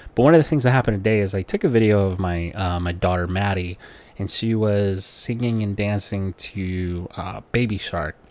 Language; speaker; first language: English; non-native, local second language; Filipino